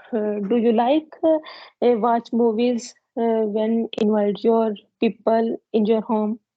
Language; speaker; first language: English; non-native, learner; Punjabi